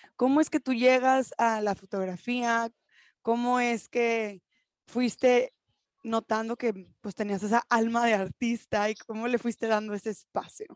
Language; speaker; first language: Spanish; native; Spanish